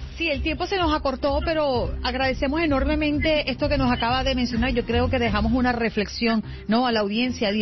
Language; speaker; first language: Spanish; native; Spanish